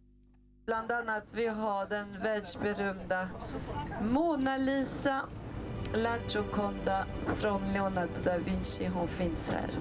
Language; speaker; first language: Swedish; non-native, fluent; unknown